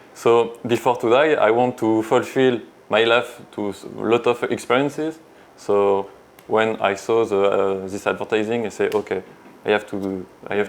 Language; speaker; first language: English; non-native, learner; French